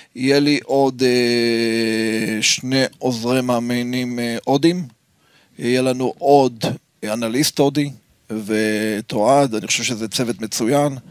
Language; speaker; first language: Hebrew; native; Hebrew